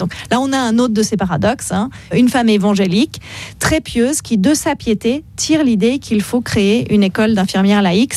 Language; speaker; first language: French; native; French